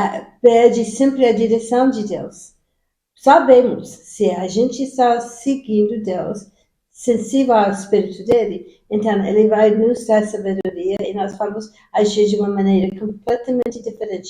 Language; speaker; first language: Portuguese; non-native, fluent; English